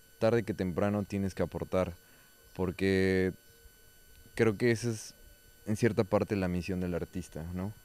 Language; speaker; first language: Spanish; native; Spanish